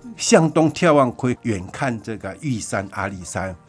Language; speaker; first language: Min Nan Chinese; native; Min Nan Chinese